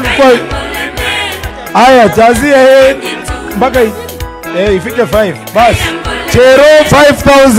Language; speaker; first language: Swahili; non-native, local second language; Kalenjin